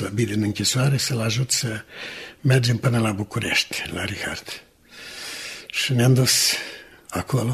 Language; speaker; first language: Romanian; native; Romanian